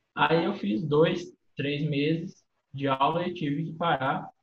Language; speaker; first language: Portuguese; native; Portuguese